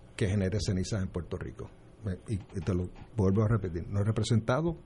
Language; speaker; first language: Spanish; native; Spanish